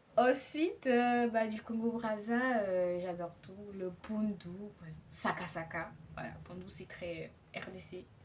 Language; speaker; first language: French; native; French